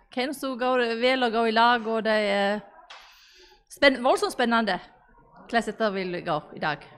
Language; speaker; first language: Norwegian; native; Norwegian